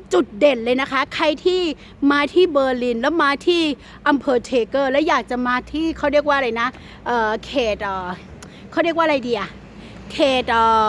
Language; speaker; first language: Thai; native; Thai